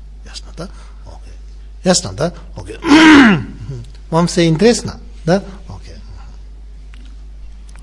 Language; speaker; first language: Russian; non-native, learner; Tibetan